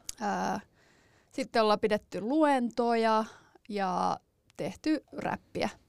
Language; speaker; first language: Finnish; native; Finnish